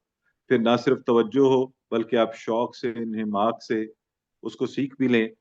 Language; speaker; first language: Urdu; native; Urdu